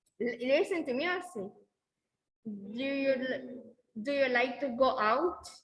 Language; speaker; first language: English; non-native, fluent; Spanish